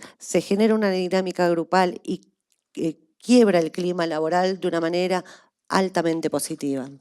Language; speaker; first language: Spanish; native; Spanish